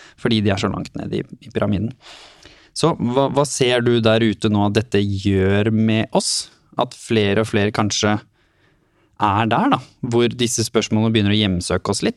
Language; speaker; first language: Norwegian; native; Norwegian